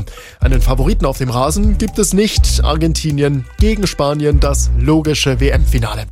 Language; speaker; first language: German; native; German